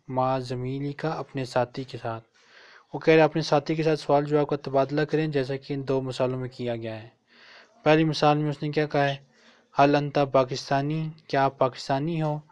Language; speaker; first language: Urdu; native; Urdu